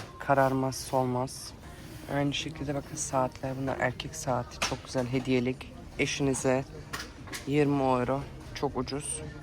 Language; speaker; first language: Turkish; early bilingual, heritage; Turkish